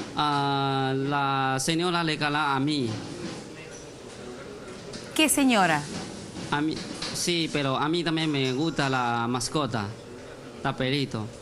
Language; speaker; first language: Spanish; non-native, learner; Chinese